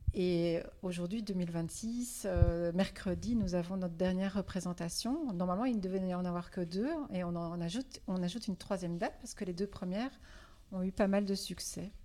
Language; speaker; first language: French; native; French